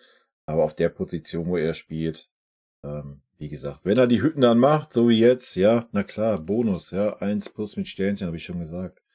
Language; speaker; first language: German; native; German